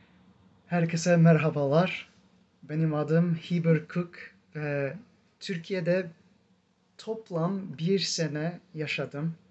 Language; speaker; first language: Turkish; non-native, fluent; English